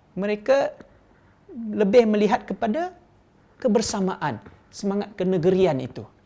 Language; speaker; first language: Malay; non-native, local second language; Chinese